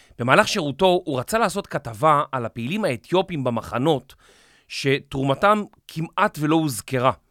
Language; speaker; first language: Hebrew; native; Hebrew